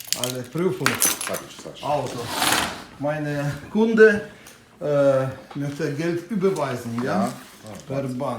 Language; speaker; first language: German; non-native, learner; Ukrainian